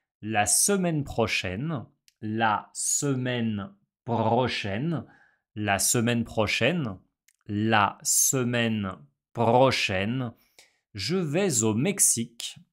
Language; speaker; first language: French; non-native, fluent; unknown